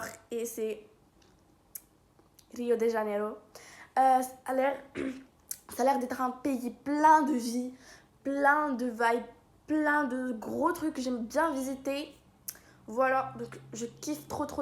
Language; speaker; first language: French; non-native, local second language; Arabic